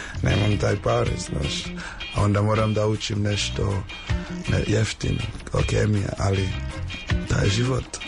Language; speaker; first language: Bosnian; non-native, learner; English